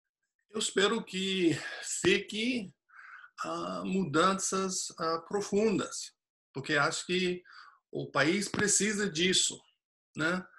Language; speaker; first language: Portuguese; non-native, fluent; English